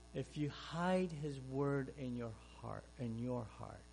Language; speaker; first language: English; non-native, fluent; Romanian